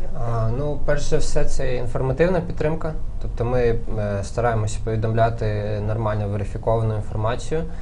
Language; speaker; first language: Ukrainian; non-native, local second language; Crimean Tatar